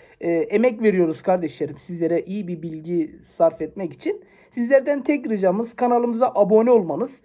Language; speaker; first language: Turkish; native; Turkish